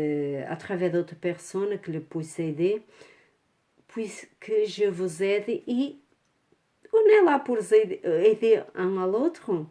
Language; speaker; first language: French; non-native, fluent; Portuguese